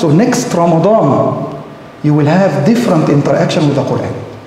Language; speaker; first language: English; non-native, fluent; Arabic